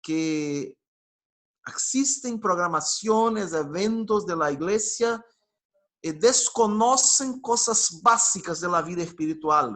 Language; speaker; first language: Spanish; non-native, fluent; Portuguese